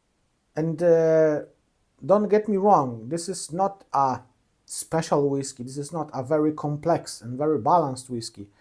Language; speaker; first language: English; non-native, fluent; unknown